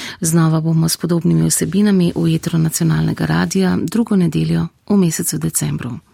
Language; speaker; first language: Slovenian; native; Slovenian